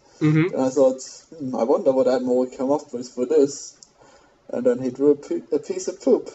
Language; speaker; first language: English; non-native, fluent; German